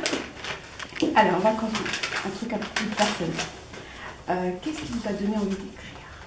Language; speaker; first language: French; native; French